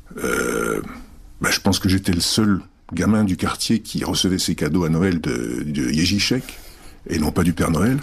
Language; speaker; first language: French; early bilingual, other home language; Czech